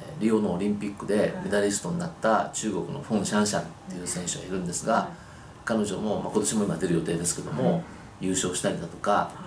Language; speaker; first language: Japanese; native; Japanese